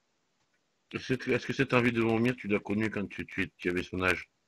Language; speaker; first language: French; native; French